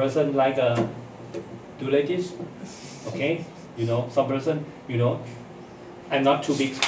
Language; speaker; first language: English; non-native, learner; Thai